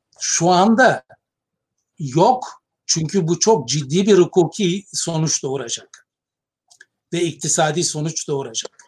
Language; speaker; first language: Turkish; native; Turkish